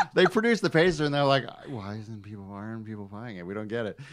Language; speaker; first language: English; native; English